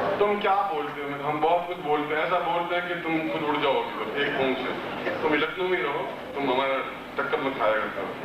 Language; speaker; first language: Hindi; native; Hindi